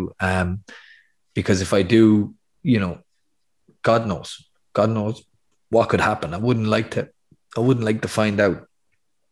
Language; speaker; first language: English; native; English